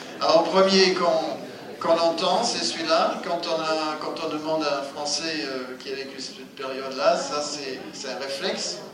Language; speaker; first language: French; non-native, fluent; German